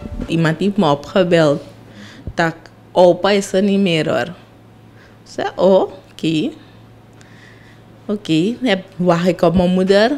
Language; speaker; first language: Dutch; non-native, local second language; Sranan Tongo